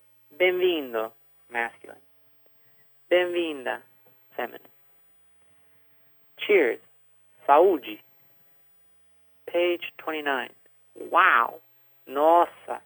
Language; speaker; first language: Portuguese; non-native, fluent; English